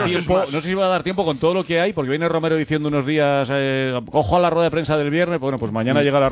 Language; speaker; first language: Spanish; native; Spanish